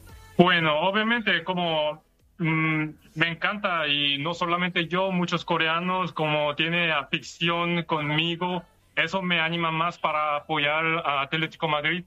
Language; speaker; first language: Spanish; non-native, fluent; Korean